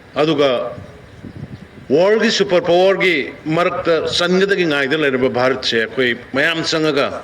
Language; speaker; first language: Manipuri; native; Manipuri